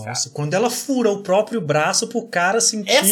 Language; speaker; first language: Portuguese; native; Portuguese